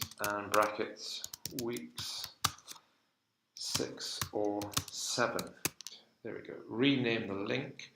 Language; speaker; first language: English; native; English